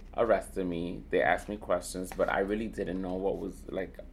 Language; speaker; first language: English; native; English